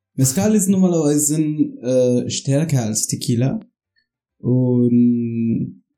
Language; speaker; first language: German; non-native, learner; Spanish